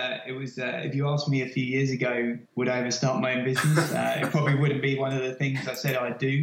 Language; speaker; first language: English; native; English